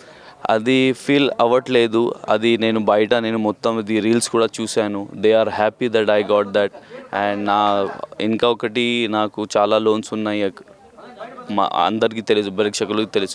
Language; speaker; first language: Telugu; non-native, learner; Hindi